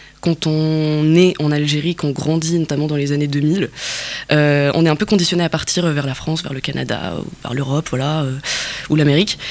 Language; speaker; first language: French; non-native, local second language; Kabyle